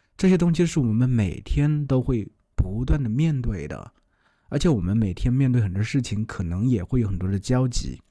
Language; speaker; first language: Chinese; native; Chinese